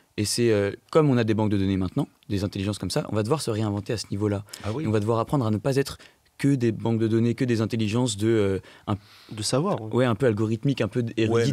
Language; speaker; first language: French; native; French